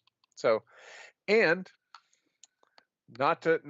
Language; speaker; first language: English; native; English